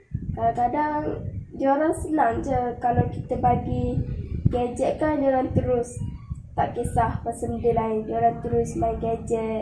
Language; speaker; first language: Malay; native; Malay